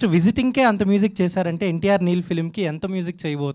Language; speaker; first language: Telugu; native; Telugu